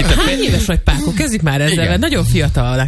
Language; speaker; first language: Hungarian; native; Hungarian